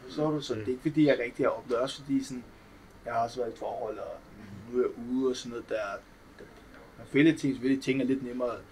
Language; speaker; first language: Danish; early bilingual, other home language; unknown